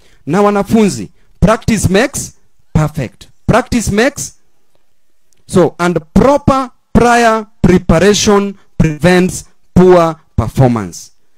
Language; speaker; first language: English; non-native, local second language; Luo (Kenya and Tanzania)